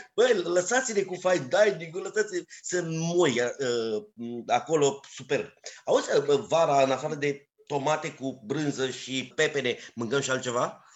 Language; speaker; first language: Romanian; native; Romanian